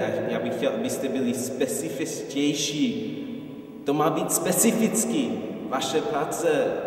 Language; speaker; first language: Czech; non-native, fluent; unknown